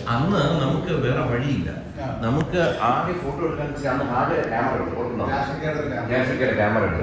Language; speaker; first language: Malayalam; native; Malayalam